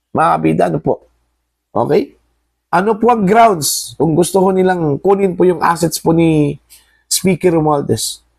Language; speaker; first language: Filipino; non-native, local second language; Cebuano